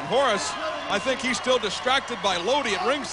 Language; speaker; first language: English; native; English